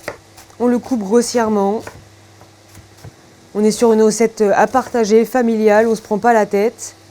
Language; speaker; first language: French; native; French